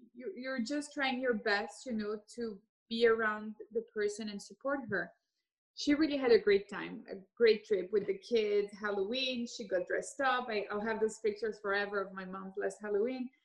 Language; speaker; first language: English; early bilingual, other home language; French